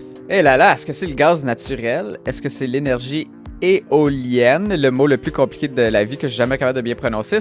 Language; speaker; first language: French; native; French